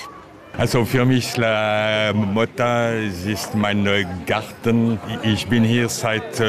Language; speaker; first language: German; non-native, local second language; French